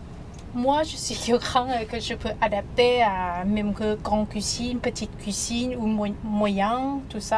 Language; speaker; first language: French; non-native, learner; Thai